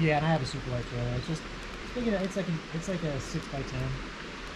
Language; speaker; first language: English; native; English